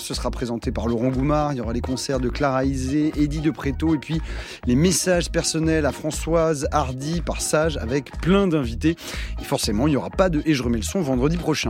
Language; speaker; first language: French; native; French